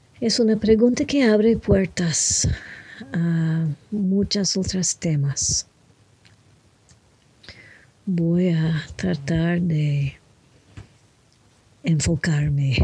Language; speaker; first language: Spanish; non-native, fluent; French